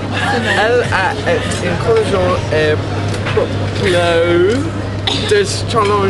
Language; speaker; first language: French; non-native, learner; English